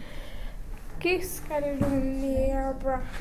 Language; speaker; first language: French; non-native, learner; English